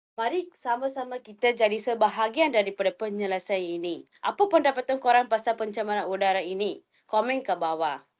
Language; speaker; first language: Malay; non-native, local second language; Tamil